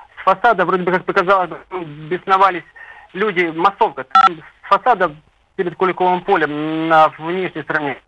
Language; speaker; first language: Russian; native; Russian